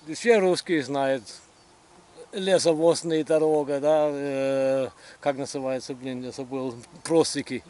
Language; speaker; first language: Russian; non-native, learner; Danish